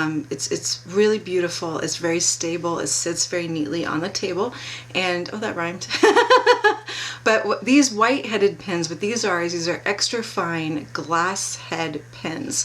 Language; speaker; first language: English; native; English